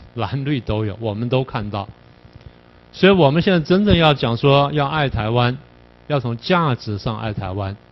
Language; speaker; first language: Chinese; native; Chinese